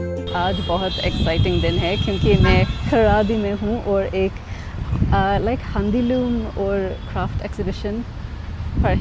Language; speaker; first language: Hindi; non-native, learner; English